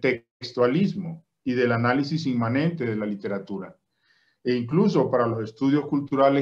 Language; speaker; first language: Spanish; native; Spanish